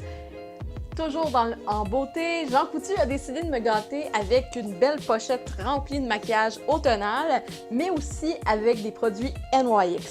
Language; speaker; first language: French; native; French